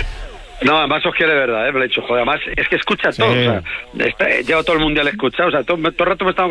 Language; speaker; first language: Spanish; native; Spanish